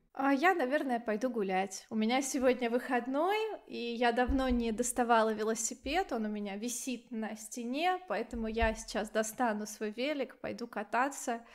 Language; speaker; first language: Russian; native; Russian